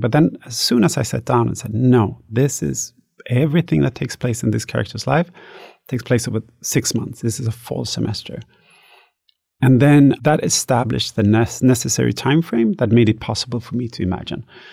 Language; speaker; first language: English; non-native, fluent; Swedish